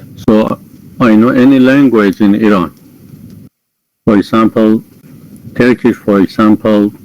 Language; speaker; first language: English; non-native, fluent; Persian